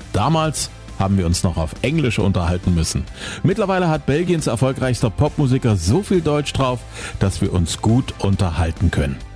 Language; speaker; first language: German; native; German